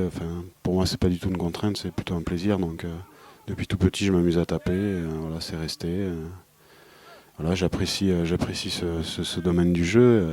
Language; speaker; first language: French; native; French